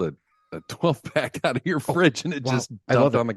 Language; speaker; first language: English; native; English